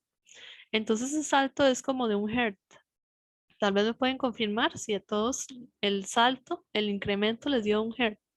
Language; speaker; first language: Spanish; native; Spanish